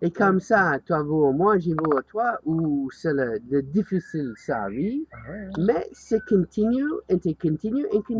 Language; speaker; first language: French; non-native, learner; English